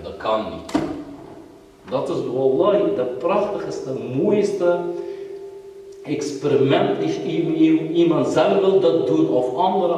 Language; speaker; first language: Dutch; non-native, fluent; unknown